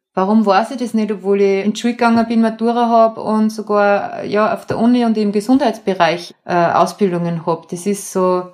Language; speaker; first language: German; native; German